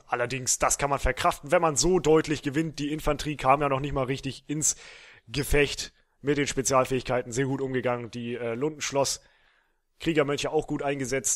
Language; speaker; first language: German; native; German